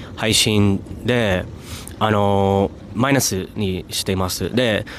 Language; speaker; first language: Japanese; non-native, fluent; English